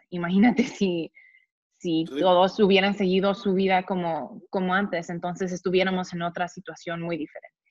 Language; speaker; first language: Spanish; early bilingual, heritage; Spanish